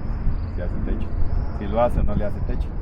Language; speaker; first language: Spanish; native; Spanish